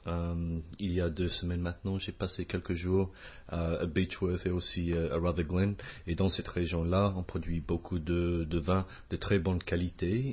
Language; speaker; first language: French; non-native, fluent; English